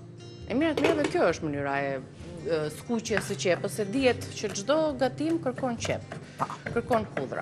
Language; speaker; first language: Albanian; native; Albanian